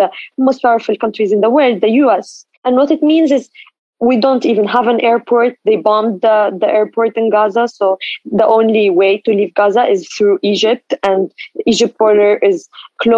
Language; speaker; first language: English; non-native, fluent; Arabic